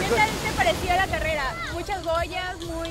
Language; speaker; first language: Spanish; native; Spanish